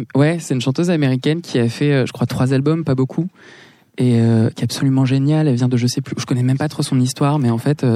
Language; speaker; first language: French; native; French